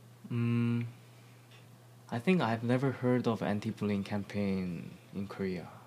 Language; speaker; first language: English; non-native, fluent; Korean